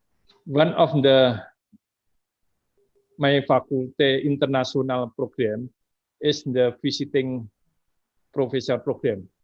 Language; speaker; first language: English; non-native, fluent; Indonesian